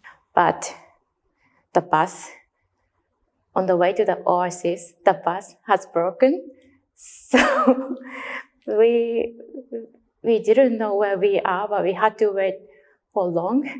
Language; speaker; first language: English; non-native, learner; Japanese